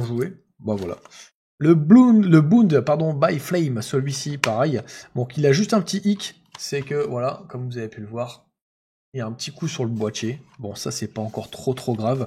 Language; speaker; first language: French; native; French